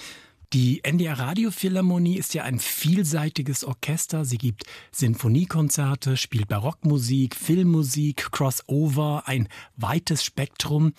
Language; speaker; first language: German; native; German